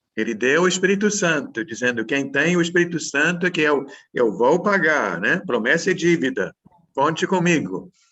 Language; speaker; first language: Portuguese; non-native, fluent; English